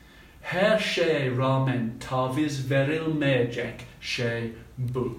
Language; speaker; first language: Turkish; non-native, fluent; English